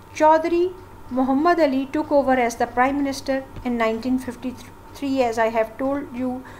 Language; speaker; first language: English; non-native, local second language; Hindi